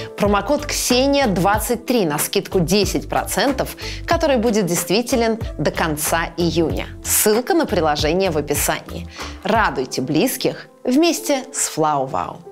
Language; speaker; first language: Russian; native; Russian